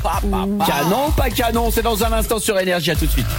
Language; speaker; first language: French; native; French